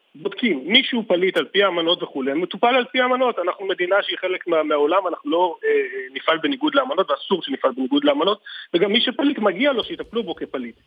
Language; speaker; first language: Hebrew; native; Hebrew